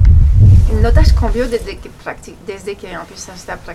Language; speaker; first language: Spanish; non-native, fluent; French